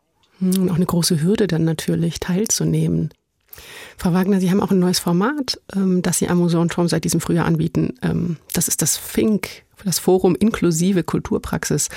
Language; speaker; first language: German; native; German